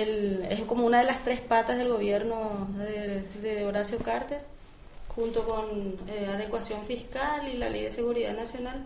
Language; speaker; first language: Spanish; native; Spanish